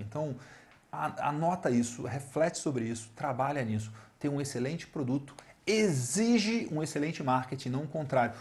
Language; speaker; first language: Portuguese; native; Portuguese